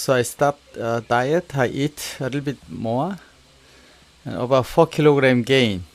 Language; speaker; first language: English; non-native, learner; Korean